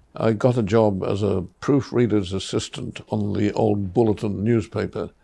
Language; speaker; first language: English; native; English